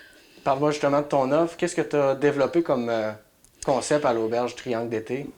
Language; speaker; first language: French; native; French